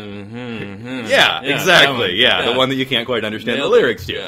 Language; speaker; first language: English; native; English